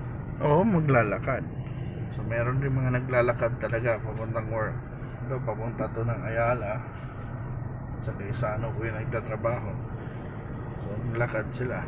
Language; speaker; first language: Filipino; non-native, local second language; Cebuano